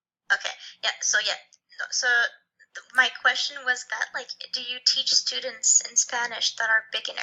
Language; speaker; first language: English; non-native, fluent; French